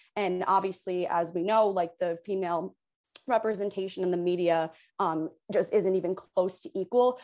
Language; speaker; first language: English; native; English